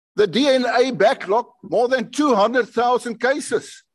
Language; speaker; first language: English; non-native, local second language; Afrikaans